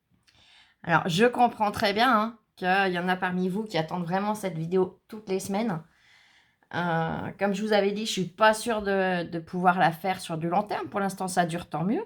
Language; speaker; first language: French; native; French